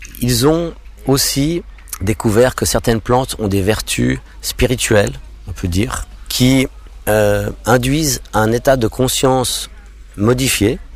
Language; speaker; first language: French; non-native, local second language; English